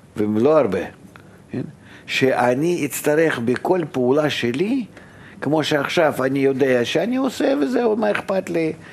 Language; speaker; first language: Hebrew; non-native, fluent; Russian